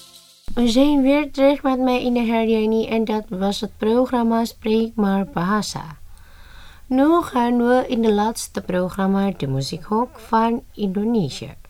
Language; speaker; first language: Dutch; non-native, fluent; Indonesian